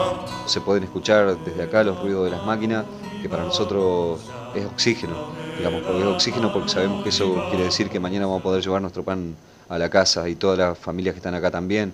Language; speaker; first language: Spanish; native; Spanish